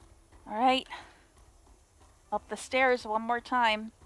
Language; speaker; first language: English; native; English